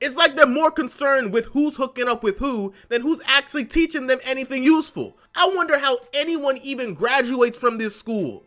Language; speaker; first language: English; native; English